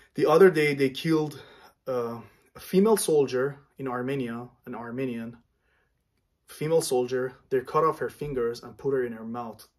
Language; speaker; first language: English; non-native, fluent; Armenian